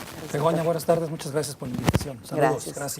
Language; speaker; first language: Spanish; native; Spanish